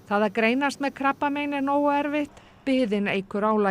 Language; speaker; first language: Icelandic; native; Icelandic